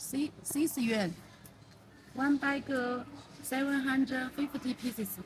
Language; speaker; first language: English; non-native, learner; Chinese